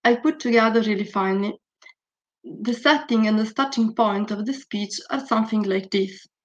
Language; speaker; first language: English; non-native, fluent; Italian